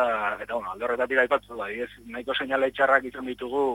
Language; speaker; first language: Basque; native; Basque